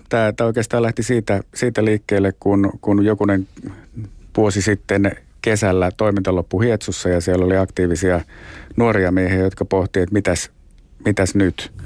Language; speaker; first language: Finnish; native; Finnish